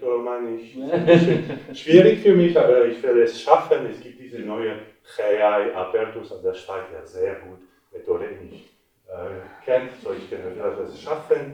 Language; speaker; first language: German; non-native, local second language; French